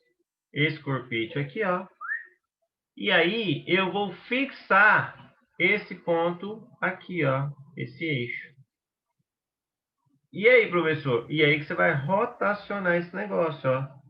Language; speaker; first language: Portuguese; native; Portuguese